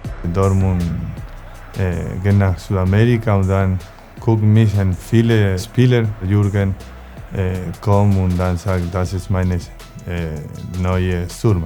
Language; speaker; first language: German; non-native, learner; Spanish